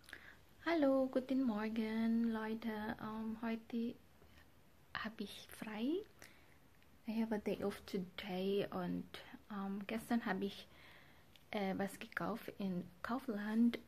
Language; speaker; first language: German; non-native, learner; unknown